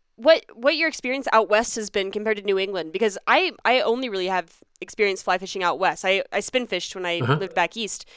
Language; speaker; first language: English; native; English